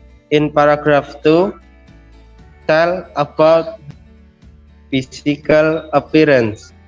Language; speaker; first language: English; non-native, learner; Indonesian